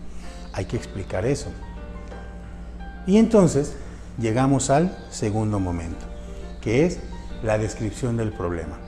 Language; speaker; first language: Spanish; native; Spanish